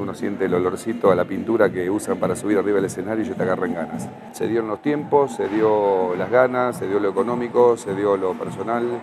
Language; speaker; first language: Spanish; native; Spanish